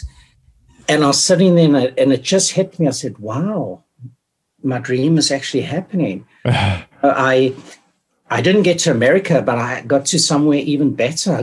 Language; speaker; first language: English; native; English